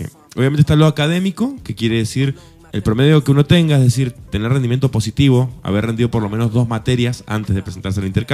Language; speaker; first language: Spanish; native; Spanish